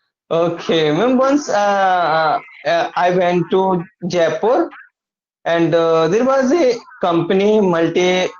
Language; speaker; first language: English; non-native, learner; Hindi